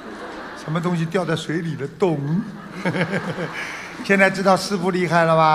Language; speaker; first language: Chinese; non-native, local second language; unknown